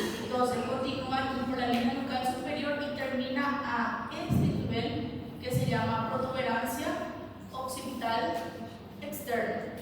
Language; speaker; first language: Spanish; native; Spanish